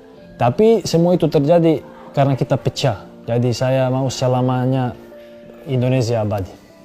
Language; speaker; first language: Indonesian; non-native, fluent; Serbian